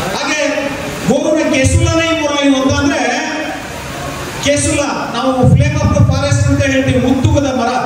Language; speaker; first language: Kannada; non-native, local second language; Lambadi